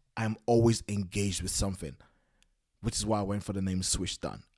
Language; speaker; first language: English; non-native, local second language; Yoruba